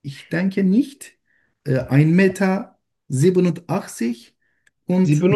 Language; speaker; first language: German; non-native, learner; Turkish